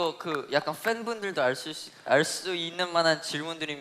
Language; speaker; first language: Korean; non-native, fluent; Chinese